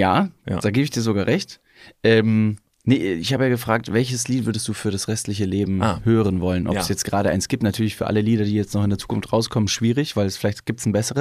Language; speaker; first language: German; native; German